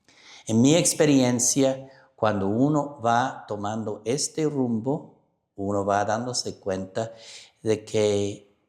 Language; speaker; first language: Spanish; non-native, fluent; English